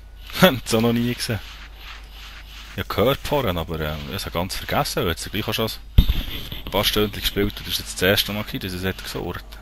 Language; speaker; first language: German; native; German